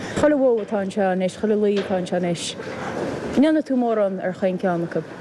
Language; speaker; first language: Irish; native; Irish